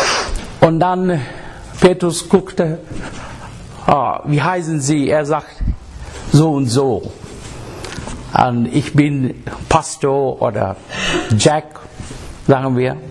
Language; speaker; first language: German; non-native, fluent; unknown